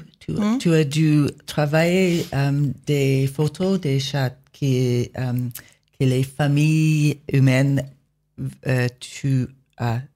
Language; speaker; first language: French; non-native, learner; English